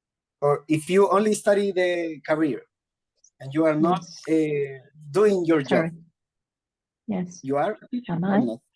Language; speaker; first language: English; non-native, learner; Spanish